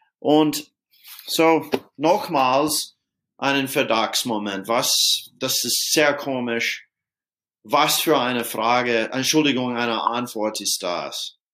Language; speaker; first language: German; non-native, fluent; English